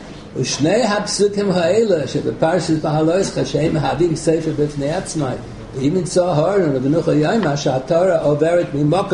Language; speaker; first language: Hebrew; non-native, fluent; English